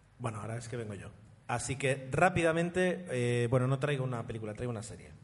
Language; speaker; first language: Spanish; non-native, fluent; Italian